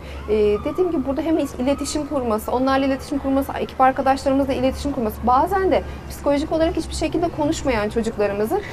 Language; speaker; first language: Turkish; native; Turkish